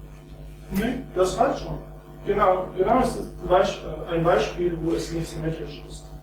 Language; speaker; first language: German; non-native, fluent; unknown